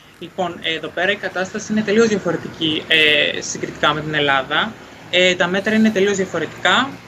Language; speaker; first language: Greek; native; Greek